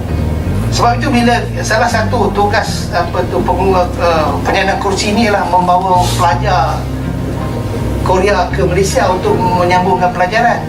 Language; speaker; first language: Malay; native; Malay